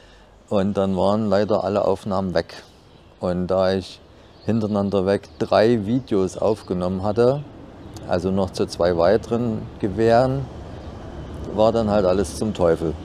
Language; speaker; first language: German; native; German